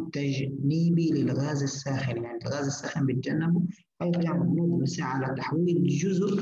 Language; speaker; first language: Arabic; native; Arabic